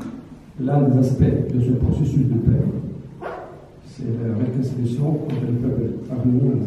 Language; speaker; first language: French; non-native, fluent; Azerbaijani